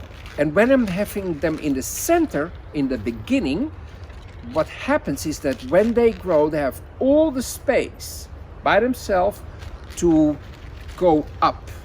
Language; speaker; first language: English; non-native, fluent; Dutch